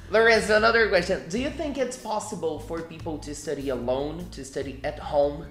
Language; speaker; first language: English; non-native, fluent; Portuguese